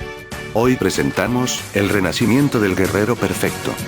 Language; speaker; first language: Spanish; native; Spanish